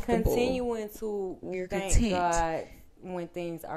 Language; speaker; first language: English; native; English